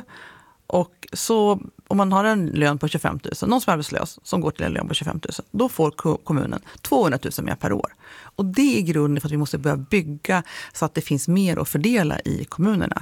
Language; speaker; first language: Swedish; native; Swedish